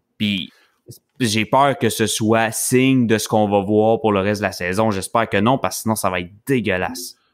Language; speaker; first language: French; native; French